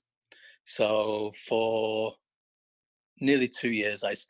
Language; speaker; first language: English; native; English